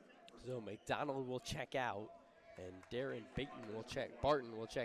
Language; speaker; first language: English; native; English